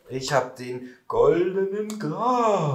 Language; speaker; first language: German; native; German